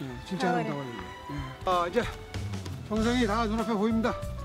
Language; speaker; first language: Korean; native; Korean